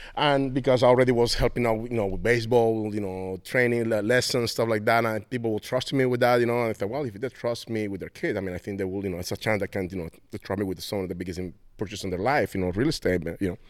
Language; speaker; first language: English; non-native, fluent; Spanish